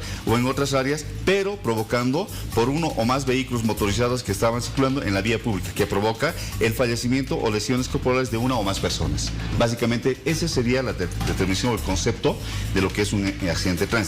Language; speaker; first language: Spanish; native; Spanish